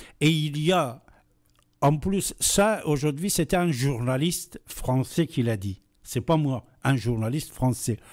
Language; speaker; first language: French; non-native, fluent; Persian